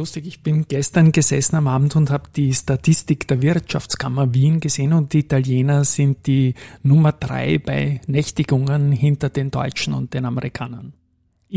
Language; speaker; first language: German; native; German